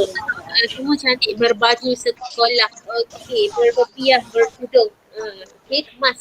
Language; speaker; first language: Malay; native; Malay